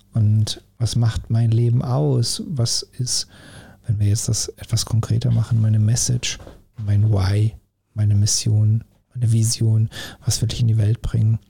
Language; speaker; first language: German; native; German